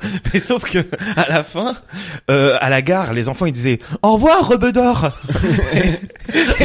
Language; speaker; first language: French; native; French